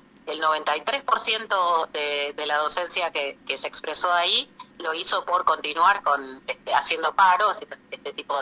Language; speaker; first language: Spanish; native; Spanish